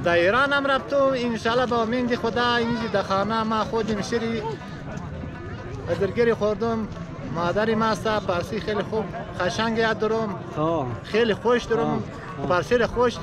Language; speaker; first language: Persian; non-native, local second language; Pashto